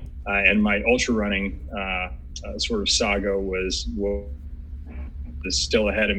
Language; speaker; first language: English; native; English